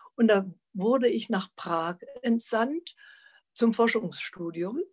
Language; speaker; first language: German; native; German